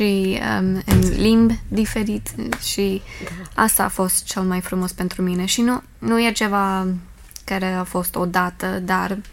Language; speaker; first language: Romanian; early bilingual, heritage; Romanian